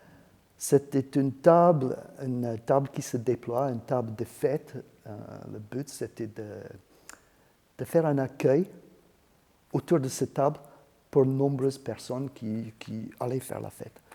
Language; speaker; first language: French; non-native, fluent; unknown